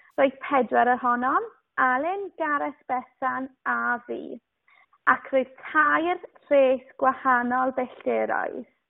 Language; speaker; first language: Welsh; native; Welsh